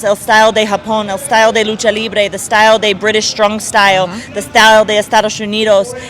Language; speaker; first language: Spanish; non-native, learner; English